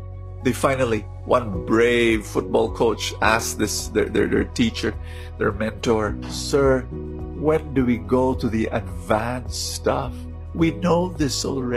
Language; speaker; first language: English; non-native, local second language; Filipino